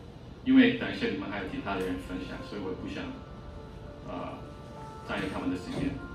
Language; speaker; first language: Chinese; non-native, fluent; English